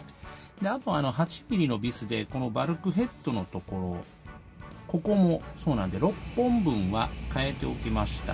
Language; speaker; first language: Japanese; native; Japanese